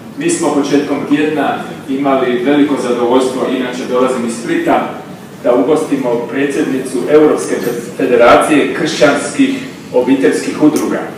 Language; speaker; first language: Croatian; native; Croatian